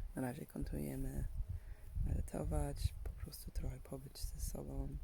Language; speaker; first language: Polish; non-native, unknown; English